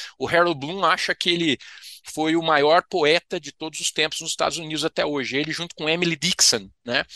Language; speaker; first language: Portuguese; native; Portuguese